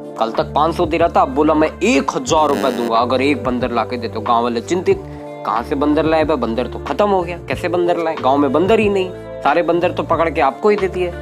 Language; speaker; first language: Hindi; native; Hindi